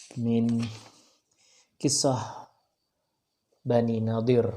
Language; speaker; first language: Arabic; non-native, fluent; Indonesian